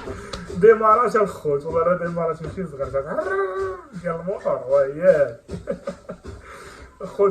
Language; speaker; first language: Arabic; native; Arabic